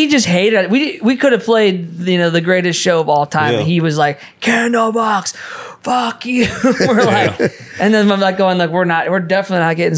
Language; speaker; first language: English; native; English